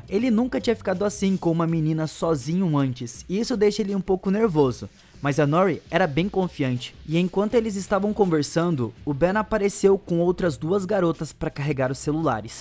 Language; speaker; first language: Portuguese; native; Portuguese